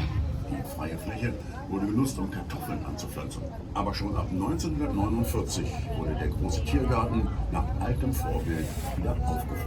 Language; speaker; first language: German; native; German